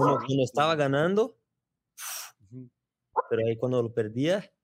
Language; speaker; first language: Spanish; non-native, learner; Portuguese